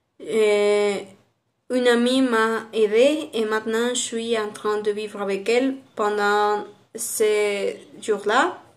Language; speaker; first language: French; non-native, learner; Spanish